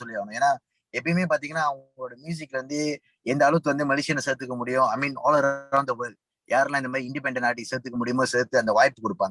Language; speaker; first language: Tamil; native; Tamil